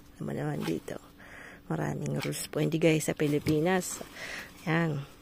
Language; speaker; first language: Filipino; non-native, local second language; Bikol